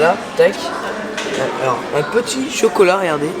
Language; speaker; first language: French; native; French